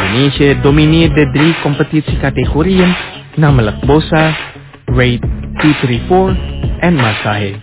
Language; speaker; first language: Dutch; non-native, fluent; Indonesian